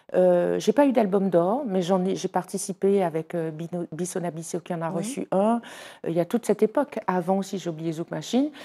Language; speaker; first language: French; native; French